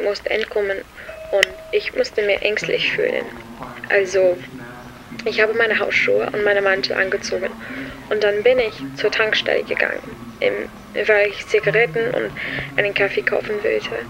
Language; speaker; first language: German; non-native, learner; English